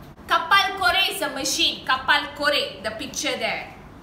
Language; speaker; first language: English; non-native, local second language; Tamil